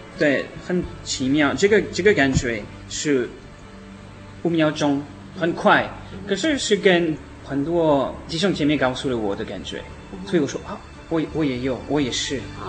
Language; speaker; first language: Chinese; non-native, learner; French